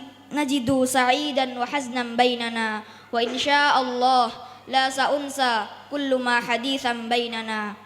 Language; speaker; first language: Arabic; non-native, learner; Indonesian